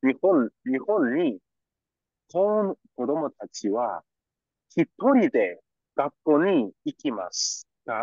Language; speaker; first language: Japanese; non-native, learner; English